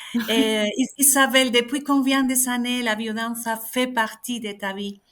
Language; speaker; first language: French; non-native, fluent; Spanish